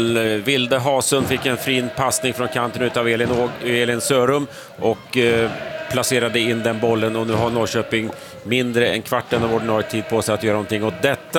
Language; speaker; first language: Swedish; native; Swedish